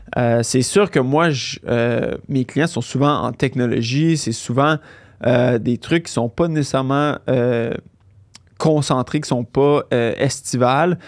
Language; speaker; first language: French; native; French